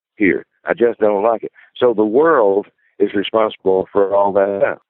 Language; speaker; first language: English; native; English